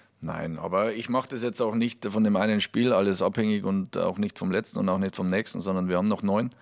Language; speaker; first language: German; native; German